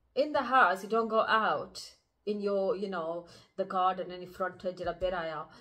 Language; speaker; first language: English; early bilingual, other home language; Punjabi